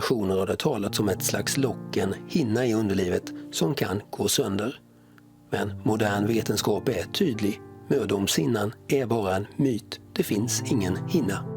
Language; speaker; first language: Swedish; native; Swedish